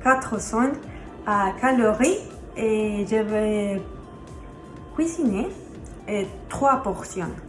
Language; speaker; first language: French; non-native, learner; Spanish